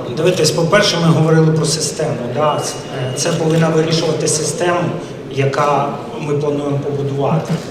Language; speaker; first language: Ukrainian; non-native, local second language; Russian